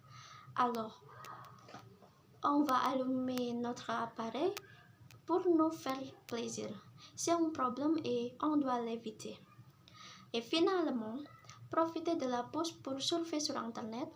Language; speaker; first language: French; non-native, learner; Indonesian